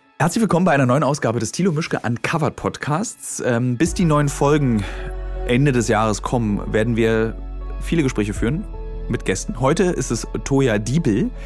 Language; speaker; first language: German; native; German